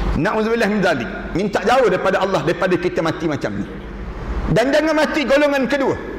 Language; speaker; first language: Malay; native; Malay